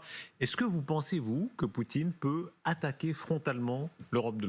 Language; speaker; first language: French; native; French